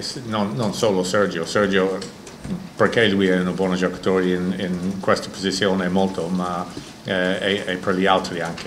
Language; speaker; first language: Italian; non-native, learner; English